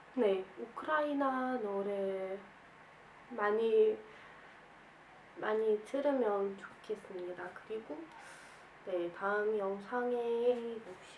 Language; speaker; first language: Korean; non-native, fluent; Ukrainian